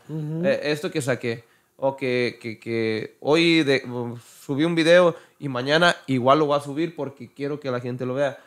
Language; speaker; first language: Spanish; early bilingual, heritage; Spanish